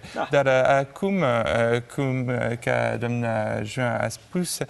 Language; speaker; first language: Romanian; non-native, learner; French